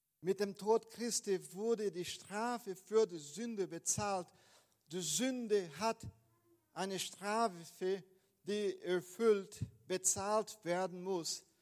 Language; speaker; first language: German; non-native, fluent; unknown